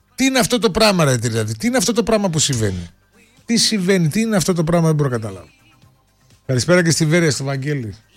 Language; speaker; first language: Greek; native; Greek